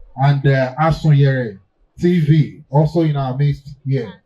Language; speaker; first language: English; non-native, local second language; Yoruba